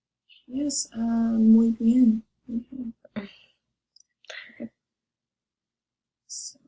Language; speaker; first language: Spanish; non-native, learner; English